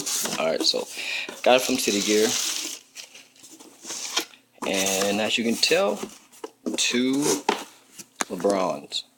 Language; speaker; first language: English; native; English